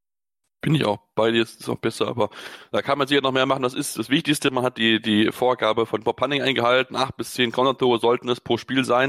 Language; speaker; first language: German; native; German